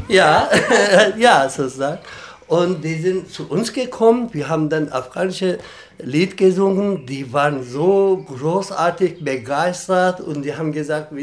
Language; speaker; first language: German; non-native, fluent; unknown